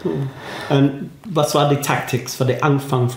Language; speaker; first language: German; non-native, fluent; English